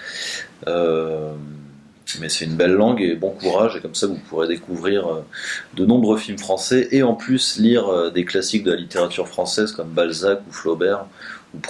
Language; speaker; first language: French; native; French